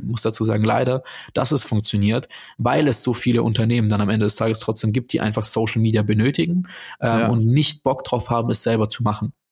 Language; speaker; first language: German; native; German